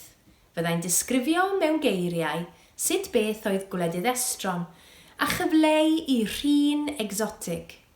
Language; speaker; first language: Welsh; native; Welsh